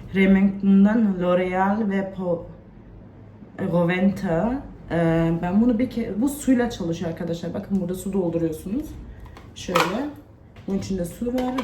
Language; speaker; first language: Turkish; early bilingual, heritage; Turkish